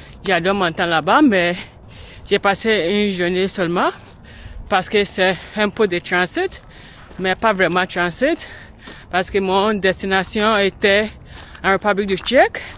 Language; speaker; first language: French; non-native, learner; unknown